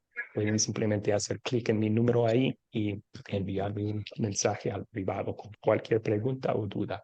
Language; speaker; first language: Spanish; non-native, fluent; English